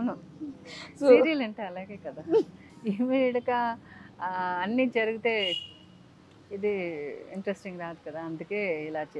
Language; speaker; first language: Telugu; non-native, local second language; Tamil